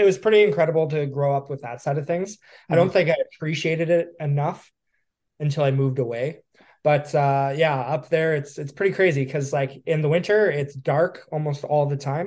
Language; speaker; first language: English; native; English